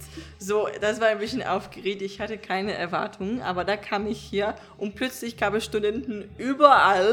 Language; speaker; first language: German; non-native, fluent; Danish